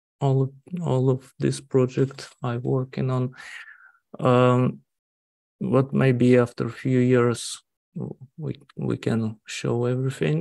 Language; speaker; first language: English; non-native, learner; Russian